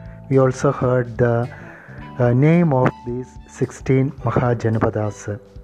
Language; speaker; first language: English; non-native, local second language; Malayalam